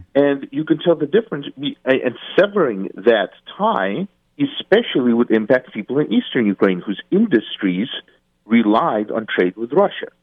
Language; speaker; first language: English; non-native, fluent; Russian